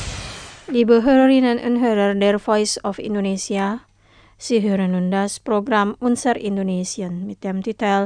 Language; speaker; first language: German; non-native, fluent; Indonesian